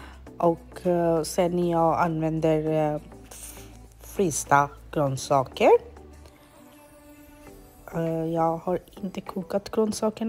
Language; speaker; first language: Swedish; non-native, learner; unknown